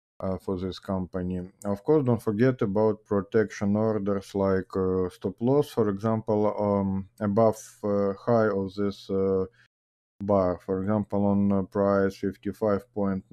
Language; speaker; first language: English; non-native, learner; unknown